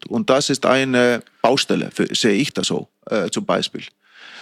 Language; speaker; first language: German; non-native, fluent; Icelandic